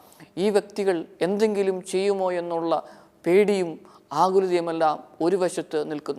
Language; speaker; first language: Malayalam; native; Malayalam